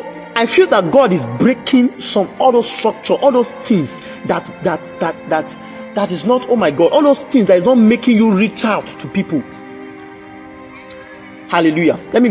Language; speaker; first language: English; non-native, local second language; Yoruba